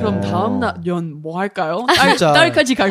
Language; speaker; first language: Korean; non-native, learner; English